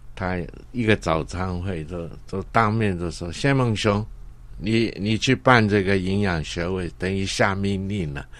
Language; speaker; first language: Chinese; non-native, local second language; Cantonese